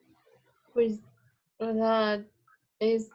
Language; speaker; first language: Spanish; native; Spanish